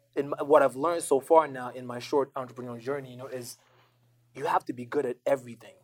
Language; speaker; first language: English; non-native, local second language; Shona